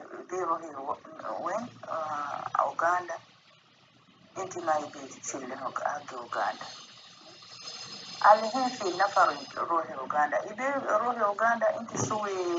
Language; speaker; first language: Arabic; non-native, learner; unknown